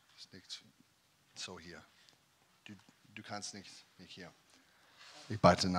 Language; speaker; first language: German; non-native, learner; English